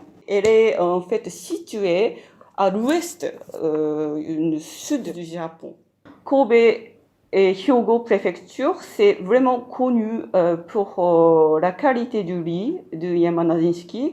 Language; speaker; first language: French; non-native, fluent; Japanese